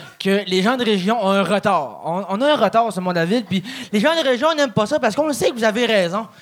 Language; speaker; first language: French; native; French